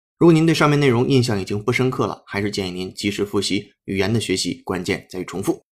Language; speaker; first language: Chinese; native; Chinese